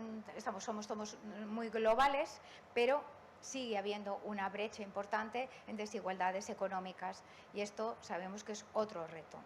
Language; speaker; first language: Spanish; native; Spanish